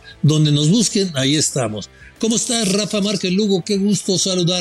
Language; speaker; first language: Spanish; native; Spanish